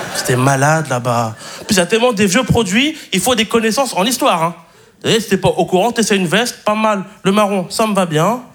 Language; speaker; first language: French; native; French